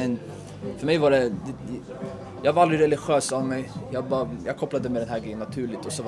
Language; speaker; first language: Swedish; native; Swedish